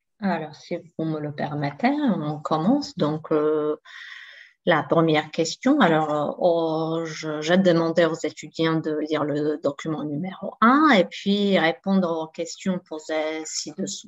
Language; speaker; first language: French; non-native, fluent; Slovak